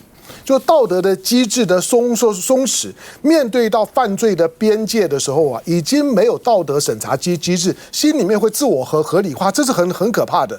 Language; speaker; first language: Chinese; native; Chinese